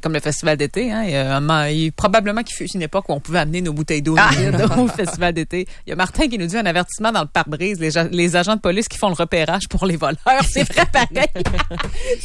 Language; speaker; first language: French; native; French